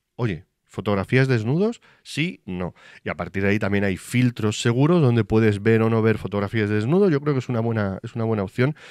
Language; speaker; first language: Spanish; native; Spanish